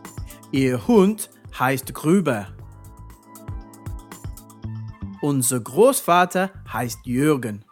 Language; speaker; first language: German; non-native, fluent; English